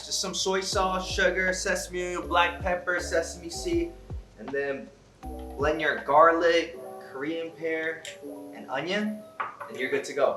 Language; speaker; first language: English; native; English